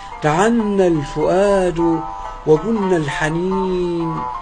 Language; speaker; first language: Arabic; native; Arabic